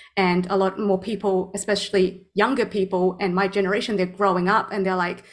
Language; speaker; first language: English; native; English